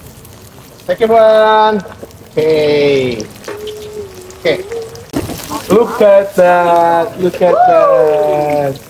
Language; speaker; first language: English; non-native, fluent; Indonesian